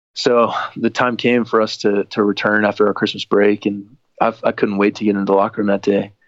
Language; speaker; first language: English; native; English